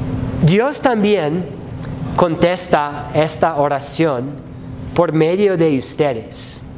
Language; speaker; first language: Spanish; non-native, fluent; English